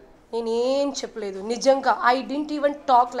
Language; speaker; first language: Telugu; non-native, learner; Malayalam